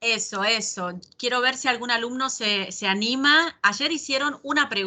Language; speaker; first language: Spanish; native; Spanish